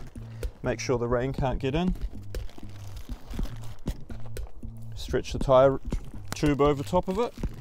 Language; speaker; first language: English; native; English